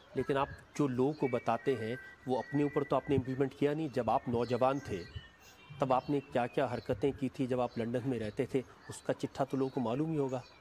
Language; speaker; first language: Hindi; native; Hindi